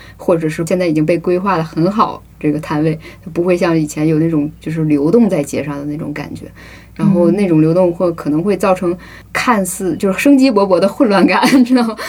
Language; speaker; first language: Chinese; native; Chinese